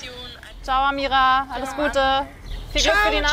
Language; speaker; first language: German; native; German